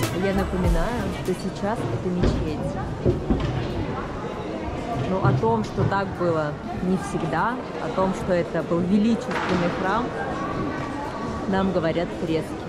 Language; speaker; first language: Russian; native; Russian